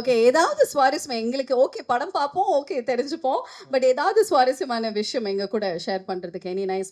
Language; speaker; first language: Tamil; native; Tamil